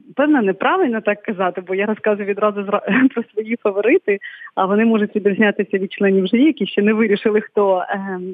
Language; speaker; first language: Ukrainian; non-native, local second language; Bulgarian